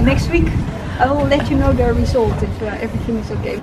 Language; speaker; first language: English; non-native, fluent; Dutch